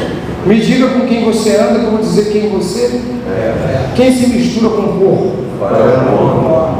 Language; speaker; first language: Portuguese; native; Portuguese